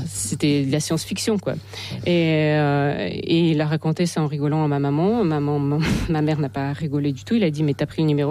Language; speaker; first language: French; non-native, fluent; Russian